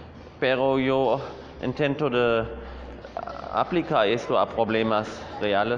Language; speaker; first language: Spanish; non-native, fluent; German